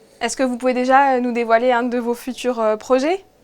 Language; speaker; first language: French; native; French